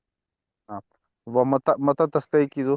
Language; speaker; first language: Arabic; non-native, fluent; Urdu